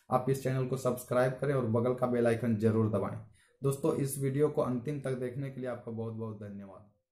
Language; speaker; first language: Hindi; native; Hindi